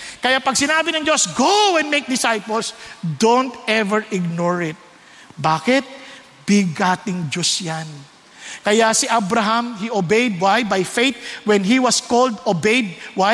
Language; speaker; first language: English; non-native, local second language; Filipino